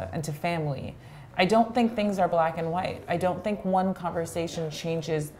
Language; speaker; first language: English; native; English